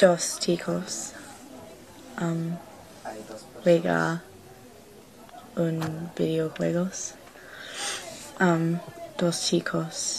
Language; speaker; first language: Spanish; non-native, learner; English